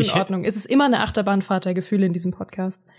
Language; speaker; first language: German; native; German